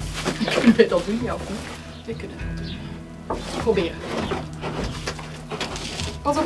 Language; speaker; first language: Dutch; native; Dutch